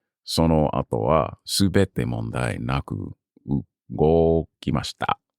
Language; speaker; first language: Japanese; non-native, learner; English